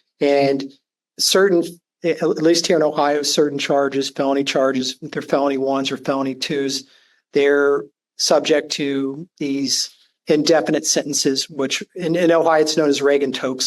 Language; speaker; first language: English; native; English